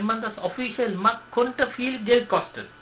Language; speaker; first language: German; non-native, learner; Sinhala